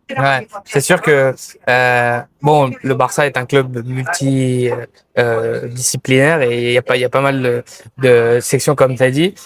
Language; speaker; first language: French; native; French